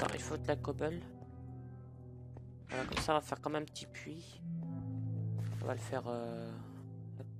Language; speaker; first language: French; native; French